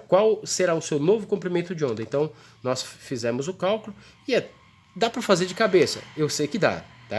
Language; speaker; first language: Portuguese; native; Portuguese